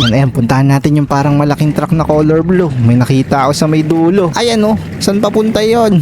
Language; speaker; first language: Filipino; native; Filipino